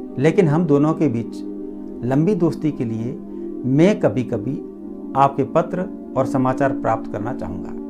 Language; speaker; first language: Hindi; native; Hindi